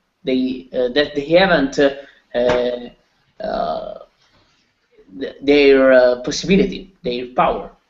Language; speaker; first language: English; non-native, learner; Italian